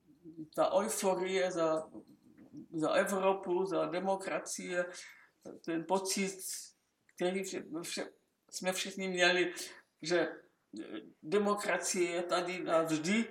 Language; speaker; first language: Czech; non-native, local second language; German